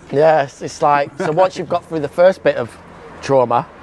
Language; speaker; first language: English; native; English